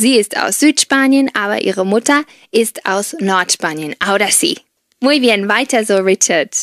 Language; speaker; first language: German; non-native, fluent; Spanish